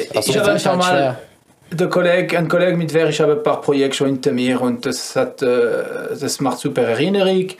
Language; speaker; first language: German; non-native, fluent; French